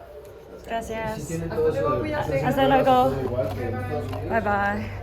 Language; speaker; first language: Spanish; non-native, learner; Korean